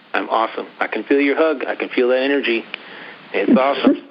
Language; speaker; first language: English; native; English